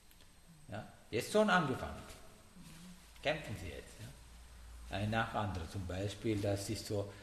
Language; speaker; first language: German; non-native, learner; Sinhala